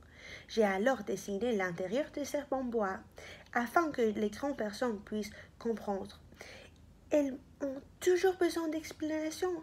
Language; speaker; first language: French; non-native, fluent; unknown